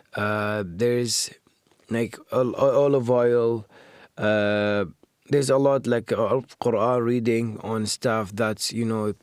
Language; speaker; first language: English; non-native, fluent; Arabic